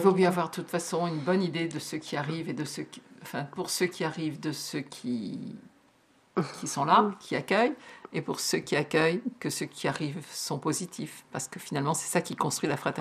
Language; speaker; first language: French; native; French